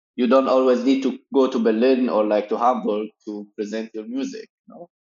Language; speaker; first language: English; non-native, fluent; Arabic